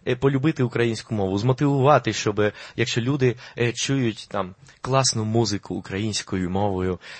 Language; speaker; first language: Ukrainian; non-native, fluent; Spanish